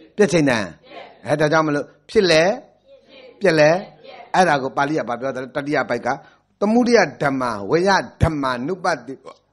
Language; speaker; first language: Burmese; native; Burmese